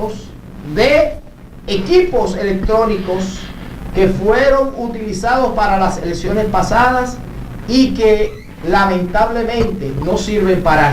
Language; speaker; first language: Spanish; native; Spanish